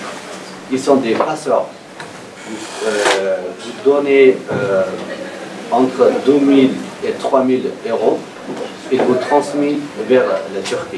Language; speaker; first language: French; non-native, fluent; Persian